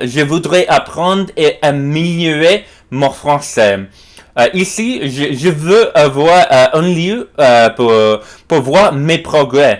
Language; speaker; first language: French; non-native, learner; English